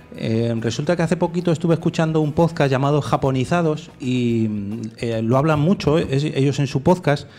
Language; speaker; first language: Spanish; native; Spanish